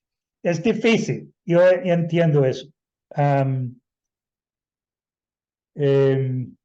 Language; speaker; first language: Spanish; non-native, fluent; English